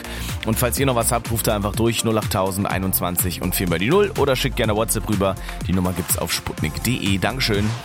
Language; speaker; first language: German; native; German